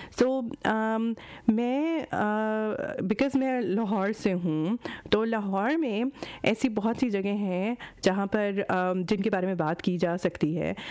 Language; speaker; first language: Urdu; native; Urdu